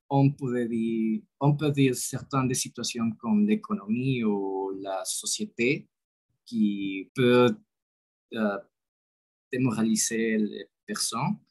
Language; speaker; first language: French; non-native, learner; Spanish